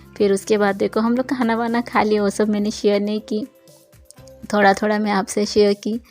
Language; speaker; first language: Hindi; non-native, local second language; Bangla